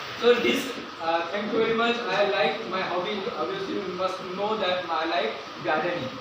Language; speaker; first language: English; non-native, local second language; Marathi